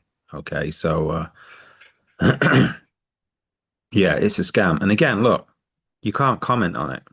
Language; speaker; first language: English; native; English